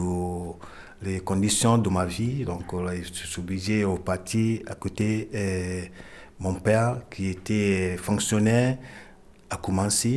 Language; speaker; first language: French; non-native, fluent; Ewe